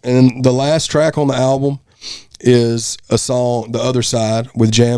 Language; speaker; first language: English; native; English